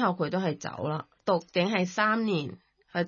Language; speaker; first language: Cantonese; non-native, learner; Thai